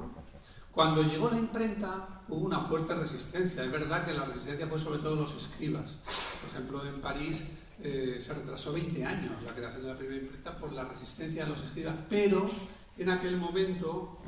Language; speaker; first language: Spanish; native; Spanish